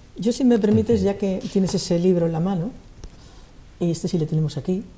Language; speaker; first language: Spanish; native; Spanish